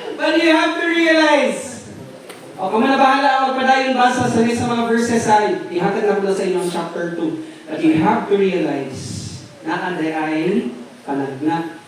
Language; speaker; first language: Cebuano; non-native, local second language; Hiligaynon